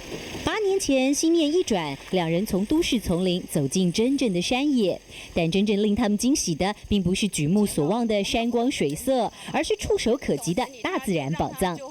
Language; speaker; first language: Chinese; native; Chinese